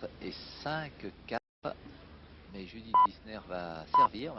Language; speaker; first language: French; native; French